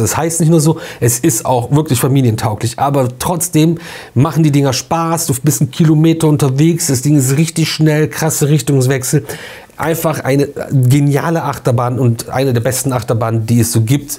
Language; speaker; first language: German; native; German